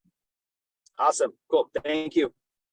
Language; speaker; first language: English; native; English